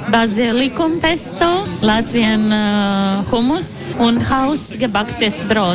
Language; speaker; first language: German; non-native, learner; Latvian